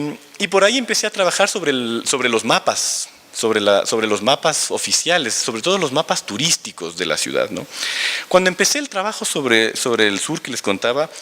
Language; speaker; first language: Spanish; native; Spanish